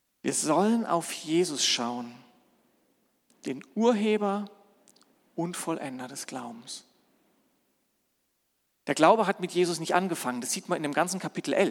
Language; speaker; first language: German; native; German